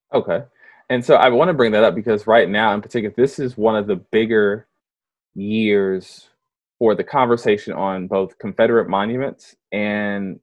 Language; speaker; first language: English; native; English